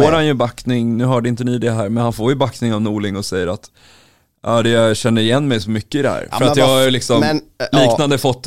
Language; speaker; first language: Swedish; native; Swedish